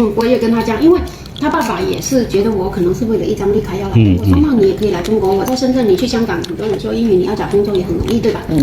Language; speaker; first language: Chinese; non-native, local second language; Hakka Chinese